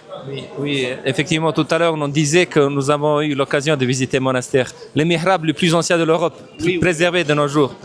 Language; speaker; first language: French; non-native, fluent; Bosnian